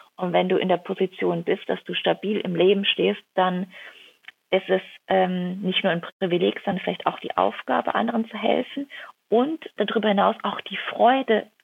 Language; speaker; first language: German; native; German